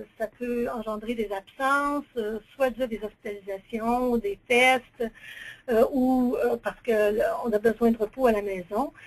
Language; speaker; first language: French; native; French